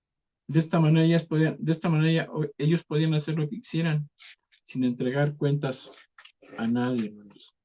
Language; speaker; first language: Spanish; native; Spanish